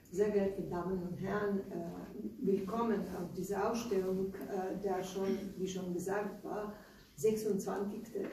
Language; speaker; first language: German; non-native, learner; Slovenian